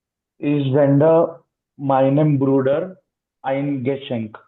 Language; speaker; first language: German; non-native, learner; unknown